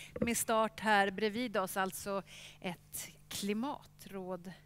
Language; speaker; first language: Swedish; native; Swedish